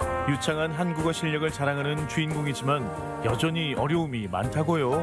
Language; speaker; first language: Korean; native; Korean